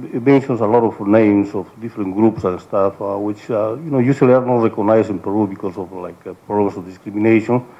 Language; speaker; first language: English; non-native, fluent; Spanish